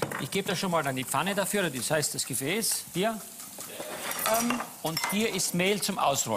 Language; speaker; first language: German; native; German